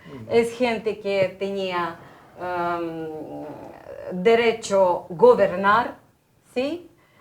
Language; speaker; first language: Spanish; non-native, fluent; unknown